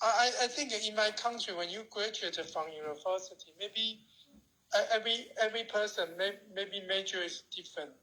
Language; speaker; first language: English; non-native, learner; Chinese